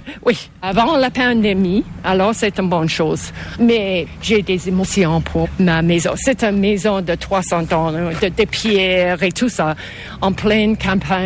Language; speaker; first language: French; non-native, local second language; English